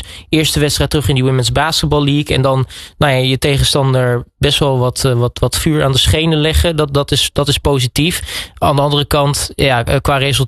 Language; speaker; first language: Dutch; native; Dutch